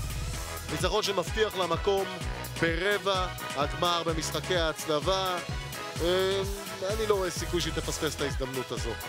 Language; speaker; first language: Hebrew; native; Hebrew